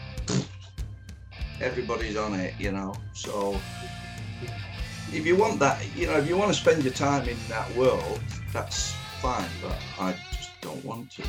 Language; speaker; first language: English; native; English